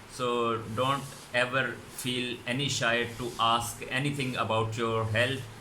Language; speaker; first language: English; non-native, local second language; Urdu